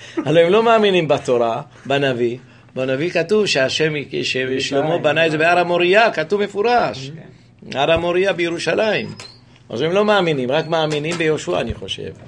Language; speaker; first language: Hebrew; native; Hebrew